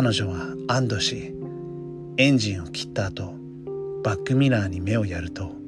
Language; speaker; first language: Japanese; non-native, fluent; English